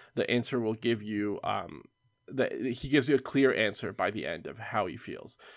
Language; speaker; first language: English; early bilingual, other home language; Spanish